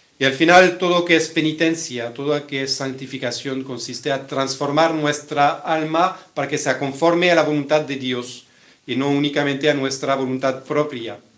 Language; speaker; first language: Spanish; non-native, fluent; French